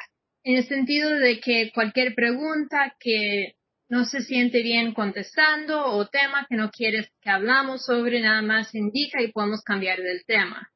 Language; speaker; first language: Spanish; non-native, fluent; English